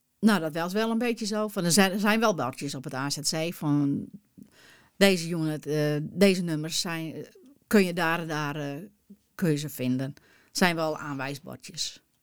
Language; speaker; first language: Dutch; non-native, local second language; Western Frisian